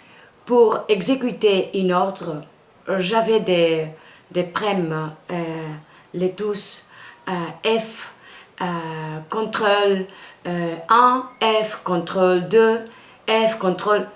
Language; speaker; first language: French; non-native, learner; Spanish